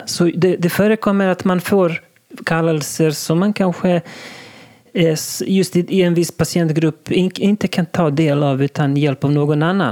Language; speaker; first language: Swedish; non-native, local second language; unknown